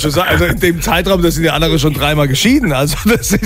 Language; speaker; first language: German; native; German